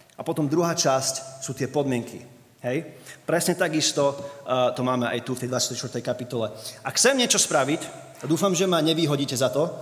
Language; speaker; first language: Slovak; early bilingual, other home language; English